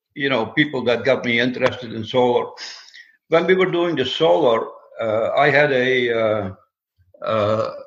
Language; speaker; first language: English; non-native, fluent; Dutch